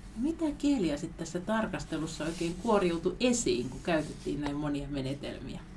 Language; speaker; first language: Finnish; native; Finnish